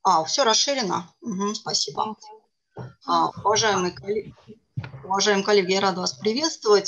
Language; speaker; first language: Russian; native; Russian